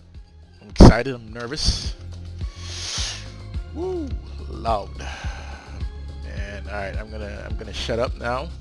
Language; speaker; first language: English; native; English